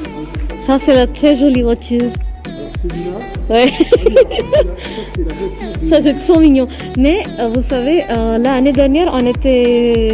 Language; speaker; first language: French; non-native, learner; Marathi